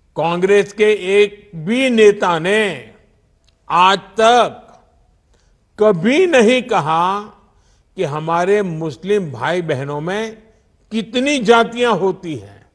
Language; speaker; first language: Hindi; non-native, local second language; Gujarati